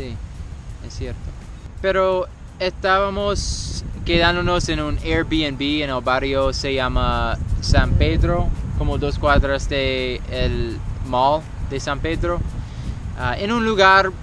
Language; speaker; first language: Spanish; non-native, learner; English